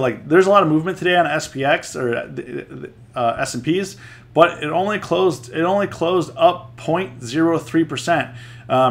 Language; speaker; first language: English; native; English